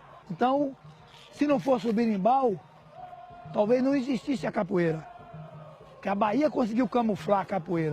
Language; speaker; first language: Portuguese; native; Portuguese